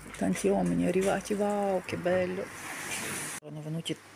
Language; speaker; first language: Italian; non-native, fluent; Ukrainian